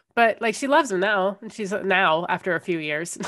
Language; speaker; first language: English; native; English